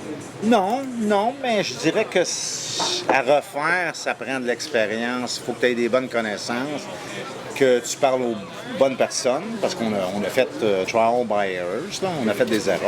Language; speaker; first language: French; native; French